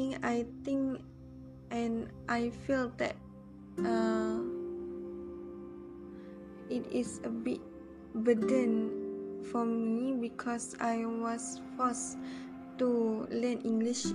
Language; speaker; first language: English; non-native, learner; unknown